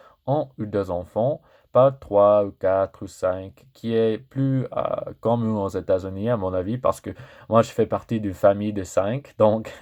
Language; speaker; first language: French; non-native, fluent; English